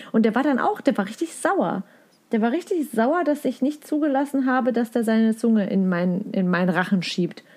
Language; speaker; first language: German; native; German